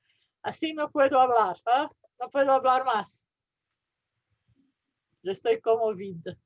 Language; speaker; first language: Spanish; non-native, learner; Portuguese